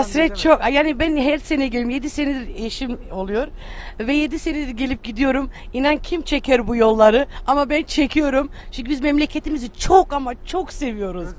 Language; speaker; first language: Turkish; early bilingual, heritage; Turkish